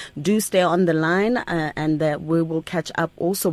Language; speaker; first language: English; non-native, local second language; Tswana